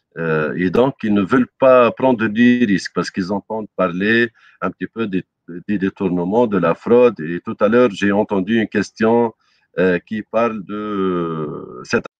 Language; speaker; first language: French; non-native, local second language; Arabic